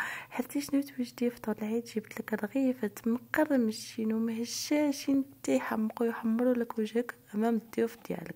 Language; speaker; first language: Arabic; native; Arabic